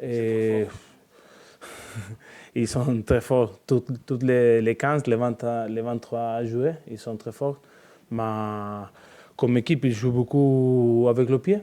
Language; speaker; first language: French; non-native, learner; Spanish